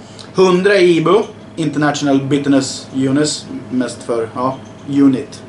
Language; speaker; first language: Swedish; native; Swedish